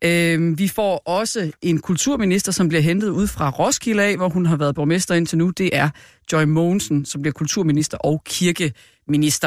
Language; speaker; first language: Danish; native; Danish